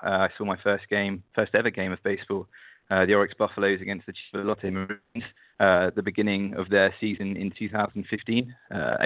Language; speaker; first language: English; native; English